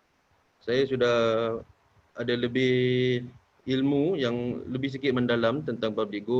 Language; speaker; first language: Malay; native; Malay